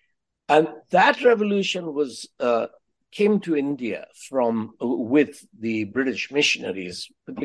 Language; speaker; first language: English; non-native, local second language; Hindi